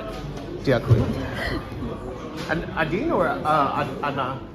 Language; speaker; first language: Ukrainian; non-native, learner; English